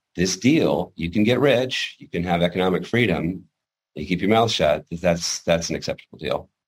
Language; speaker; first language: English; native; English